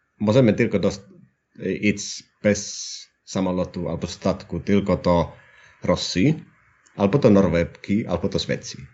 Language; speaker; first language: Polish; non-native, learner; Finnish